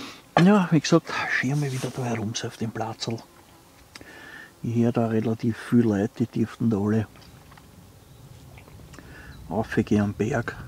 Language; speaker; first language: German; native; German